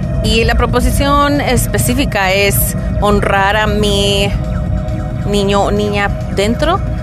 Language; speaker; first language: Spanish; early bilingual, heritage; Spanish